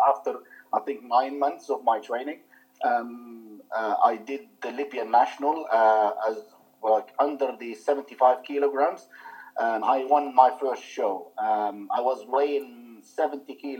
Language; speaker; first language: English; non-native, fluent; Arabic